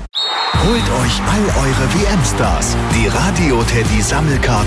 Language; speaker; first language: German; native; German